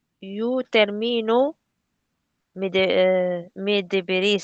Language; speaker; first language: Spanish; non-native, learner; Arabic